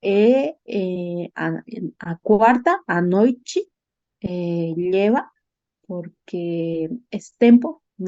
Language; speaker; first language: Portuguese; non-native, learner; Spanish